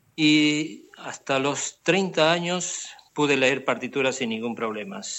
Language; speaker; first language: Spanish; native; Spanish